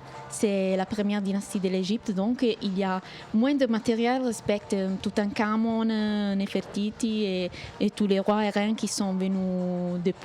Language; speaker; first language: French; non-native, fluent; Italian